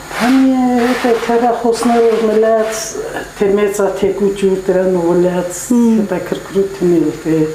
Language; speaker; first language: Armenian; native; Armenian